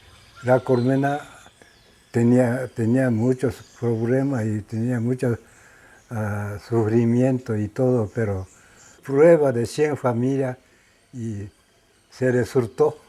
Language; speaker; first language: Spanish; non-native, learner; Japanese